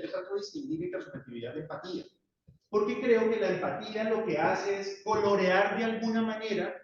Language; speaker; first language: Spanish; native; Spanish